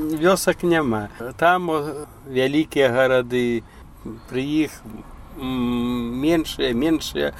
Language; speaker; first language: Belarusian; native; Belarusian